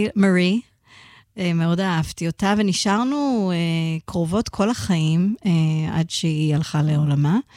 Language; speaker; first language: Hebrew; non-native, fluent; English